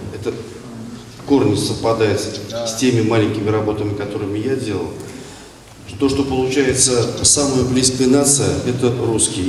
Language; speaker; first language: Russian; non-native, local second language; Tatar